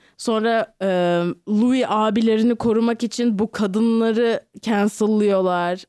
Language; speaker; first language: Turkish; native; Turkish